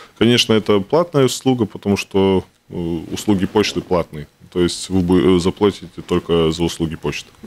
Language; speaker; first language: Russian; non-native, local second language; Latvian